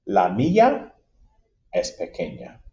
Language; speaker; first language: Spanish; non-native, fluent; English